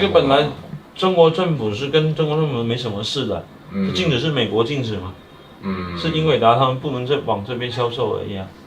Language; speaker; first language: Chinese; native; Chinese